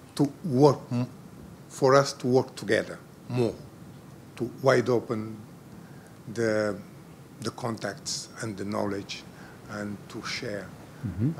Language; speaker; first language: English; non-native, fluent; Portuguese